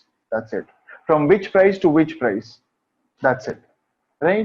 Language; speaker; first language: English; non-native, local second language; Hindi